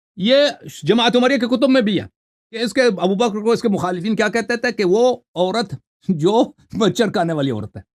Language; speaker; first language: Urdu; non-native, fluent; Persian